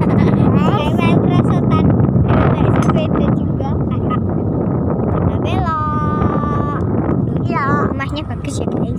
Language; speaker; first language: Indonesian; native; Indonesian